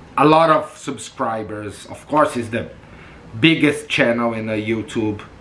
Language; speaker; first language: English; non-native, learner; Portuguese